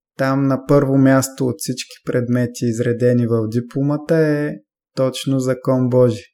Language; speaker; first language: Bulgarian; native; Bulgarian